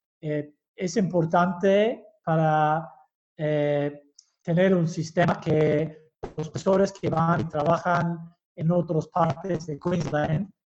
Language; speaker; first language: Spanish; early bilingual, heritage; Basque